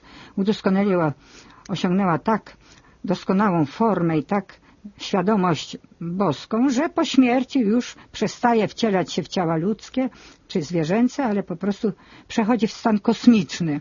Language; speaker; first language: Polish; native; Polish